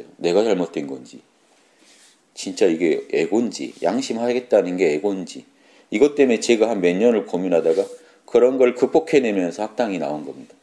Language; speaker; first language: Korean; native; Korean